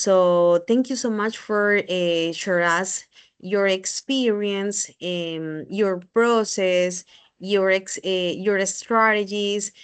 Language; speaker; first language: English; non-native, learner; Spanish